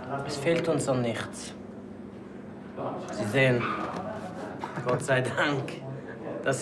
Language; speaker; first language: German; non-native, fluent; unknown